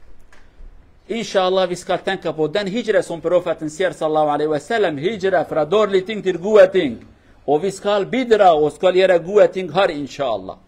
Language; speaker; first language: Norwegian; non-native, learner; Kurdish